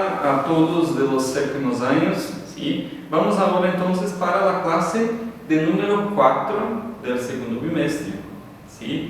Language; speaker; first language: Spanish; non-native, fluent; Portuguese